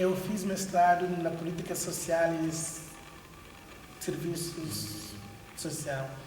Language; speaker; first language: Portuguese; non-native, local second language; Upper Guinea Crioulo